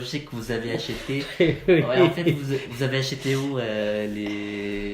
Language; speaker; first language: French; non-native, learner; Malay